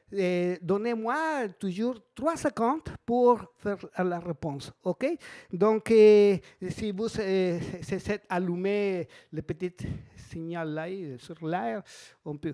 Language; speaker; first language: French; non-native, learner; Spanish